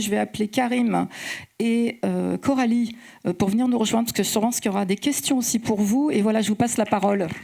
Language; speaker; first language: French; native; French